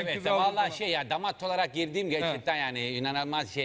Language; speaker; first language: Turkish; non-native, fluent; Italian